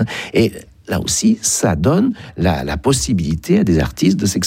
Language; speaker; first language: French; native; French